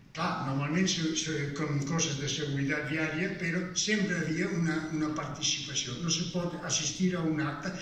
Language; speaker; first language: Catalan; non-native, fluent; Danish